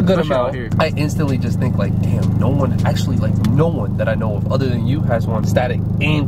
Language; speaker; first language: English; native; English